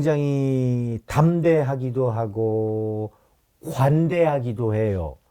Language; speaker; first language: Korean; native; Korean